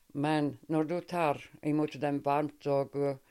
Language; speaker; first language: Norwegian; non-native, fluent; Serbian